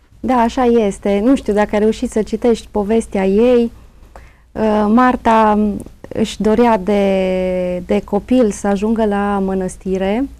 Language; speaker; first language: Romanian; native; Romanian